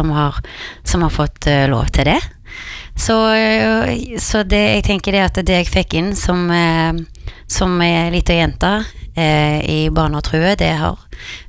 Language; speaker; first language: Norwegian; native; Norwegian